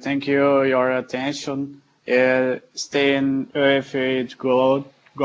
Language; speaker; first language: English; non-native, learner; Portuguese